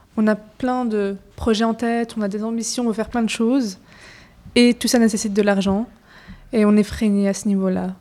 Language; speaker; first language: French; native; French